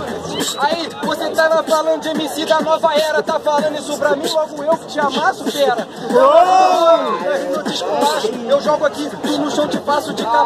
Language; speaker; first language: Portuguese; native; Portuguese